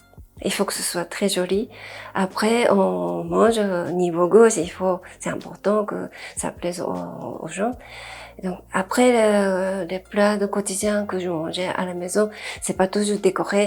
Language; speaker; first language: French; non-native, fluent; Japanese